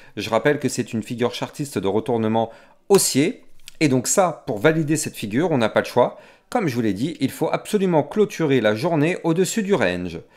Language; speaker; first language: French; native; French